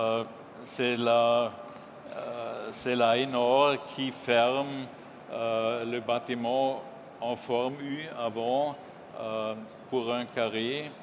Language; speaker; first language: French; non-native, learner; German